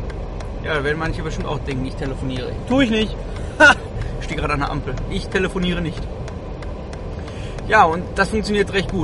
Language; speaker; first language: German; native; German